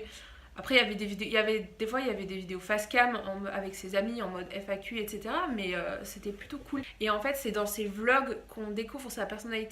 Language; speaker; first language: French; native; French